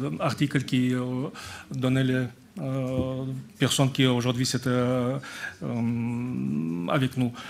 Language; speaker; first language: French; non-native, learner; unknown